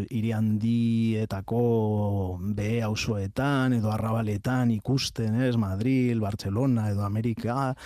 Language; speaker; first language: Basque; non-native, local second language; Spanish